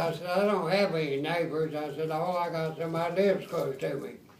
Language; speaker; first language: English; native; English